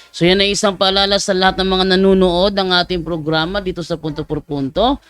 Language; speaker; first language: Filipino; native; Filipino